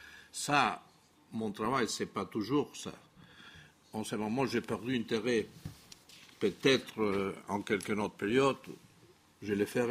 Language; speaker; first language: French; non-native, fluent; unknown